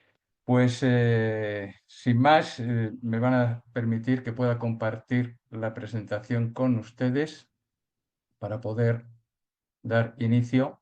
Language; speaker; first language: Spanish; native; Spanish